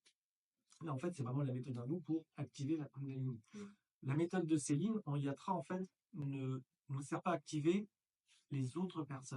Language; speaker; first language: French; native; French